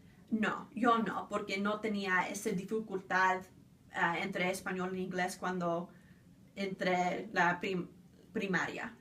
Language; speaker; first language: Spanish; early bilingual, other home language; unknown